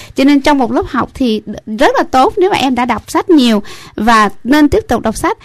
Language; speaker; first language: Vietnamese; early bilingual, heritage; Vietnamese